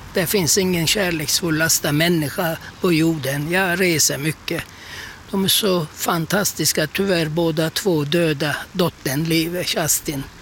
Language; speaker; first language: Swedish; non-native, fluent; Turkish